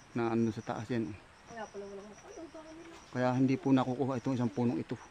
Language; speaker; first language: Filipino; native; Filipino